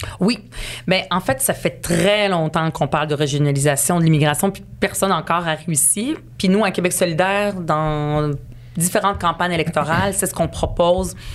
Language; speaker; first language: French; early bilingual, other home language; Arabic